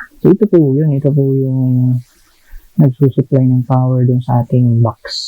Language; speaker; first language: Filipino; non-native, local second language; Cebuano